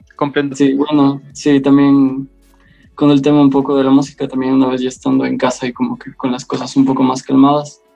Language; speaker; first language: Spanish; native; Spanish